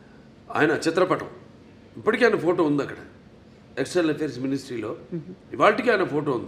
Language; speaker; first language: Telugu; native; Telugu